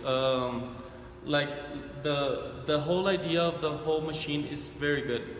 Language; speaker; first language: English; non-native, fluent; Spanish